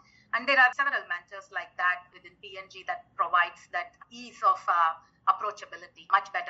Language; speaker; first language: English; non-native, local second language; Tamil